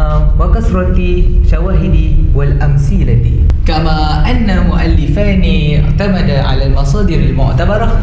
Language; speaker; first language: Arabic; non-native, learner; Malay